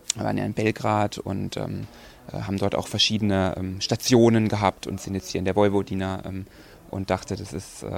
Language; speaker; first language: German; native; German